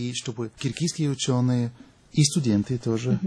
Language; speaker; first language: Russian; non-native, fluent; German